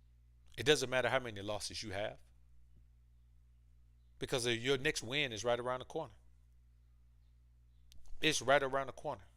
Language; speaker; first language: English; native; English